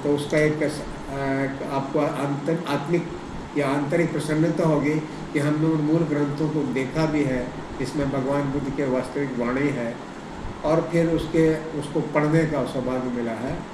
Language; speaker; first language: Hindi; native; Hindi